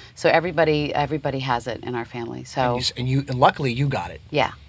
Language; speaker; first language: English; native; English